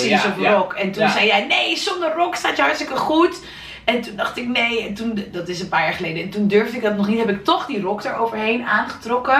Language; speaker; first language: Dutch; native; Dutch